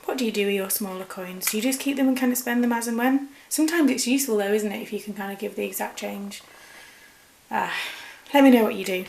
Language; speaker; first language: English; native; English